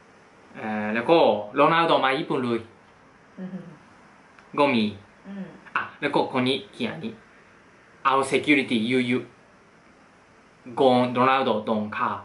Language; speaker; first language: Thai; non-native, fluent; Japanese